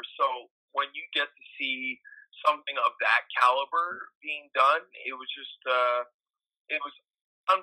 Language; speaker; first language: English; native; English